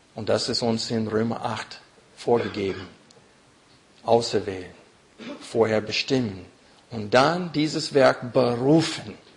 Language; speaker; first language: German; non-native, fluent; English